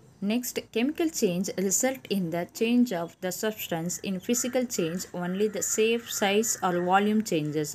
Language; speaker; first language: English; non-native, local second language; Tamil